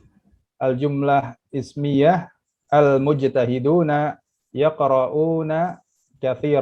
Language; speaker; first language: Arabic; non-native, learner; Indonesian